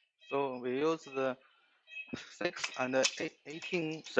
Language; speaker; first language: English; non-native, learner; Chinese